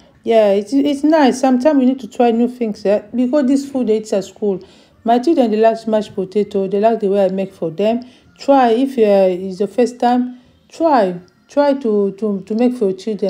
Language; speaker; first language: English; non-native, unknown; Lingala